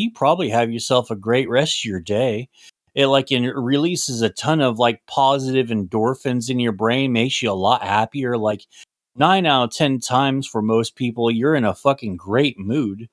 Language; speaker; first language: English; native; English